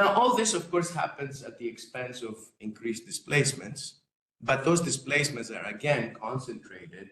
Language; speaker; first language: English; non-native, fluent; Greek